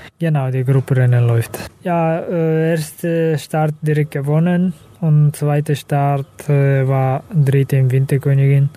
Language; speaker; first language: German; non-native, learner; Kazakh